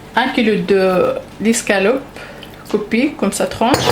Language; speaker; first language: French; non-native, local second language; Arabic